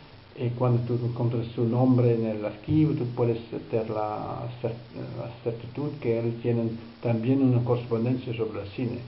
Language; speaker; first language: Spanish; non-native, fluent; Dutch